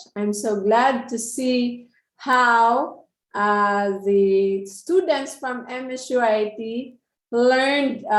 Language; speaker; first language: English; non-native, local second language; Filipino